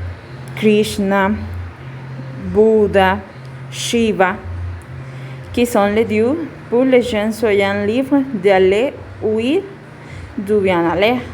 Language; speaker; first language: French; non-native, learner; Spanish